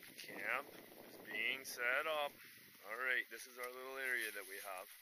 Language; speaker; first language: English; native; English